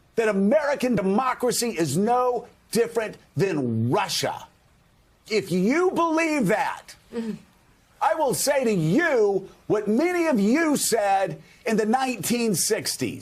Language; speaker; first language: English; native; English